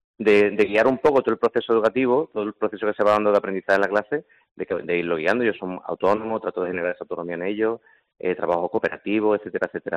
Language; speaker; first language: Spanish; native; Spanish